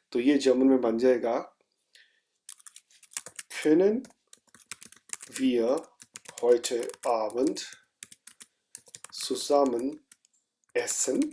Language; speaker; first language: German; non-native, fluent; Urdu